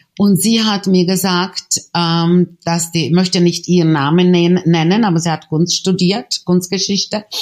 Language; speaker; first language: German; non-native, fluent; Czech